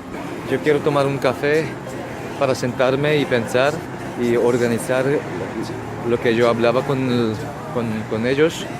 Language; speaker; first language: Spanish; non-native, fluent; Korean